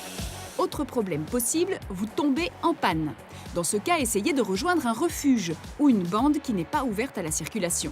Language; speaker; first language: French; native; French